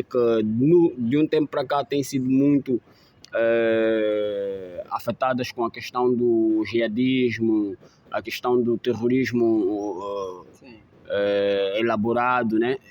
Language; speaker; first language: Portuguese; native; Portuguese